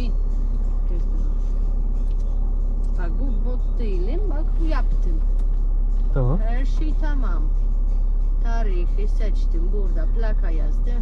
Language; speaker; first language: Turkish; non-native, learner; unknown